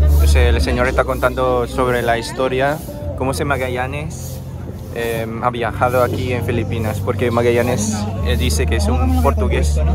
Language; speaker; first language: Spanish; non-native, learner; Filipino